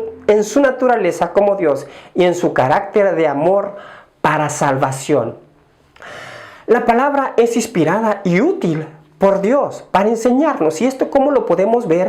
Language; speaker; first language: Spanish; native; Spanish